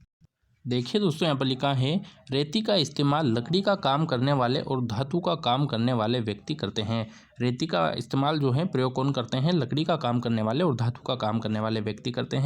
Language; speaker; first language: Hindi; native; Hindi